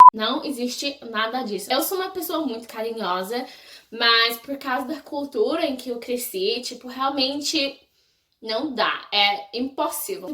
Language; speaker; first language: Portuguese; non-native, fluent; English